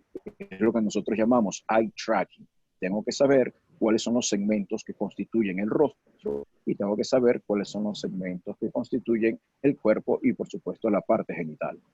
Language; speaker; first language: Spanish; native; Spanish